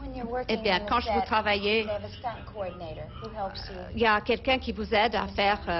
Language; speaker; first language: French; non-native, learner; English